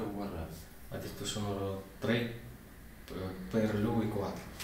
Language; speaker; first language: Italian; non-native, learner; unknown